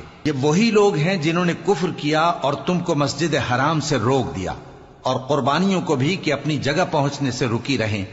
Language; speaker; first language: Urdu; native; Urdu